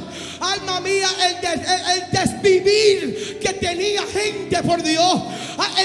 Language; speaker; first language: Spanish; native; Spanish